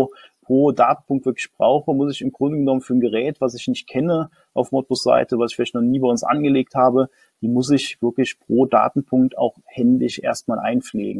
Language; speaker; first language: German; native; German